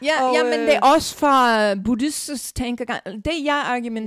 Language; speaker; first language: Danish; non-native, fluent; English